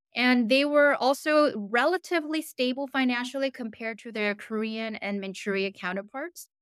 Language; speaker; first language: English; early bilingual, other home language; Korean